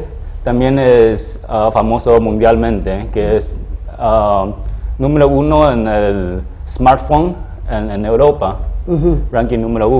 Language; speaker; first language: Spanish; non-native, fluent; Chinese